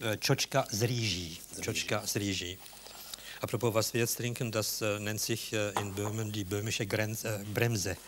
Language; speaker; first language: German; non-native, fluent; Czech